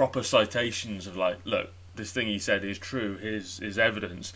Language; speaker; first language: English; native; English